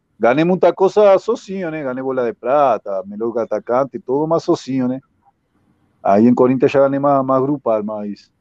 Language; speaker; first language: Portuguese; non-native, fluent; Spanish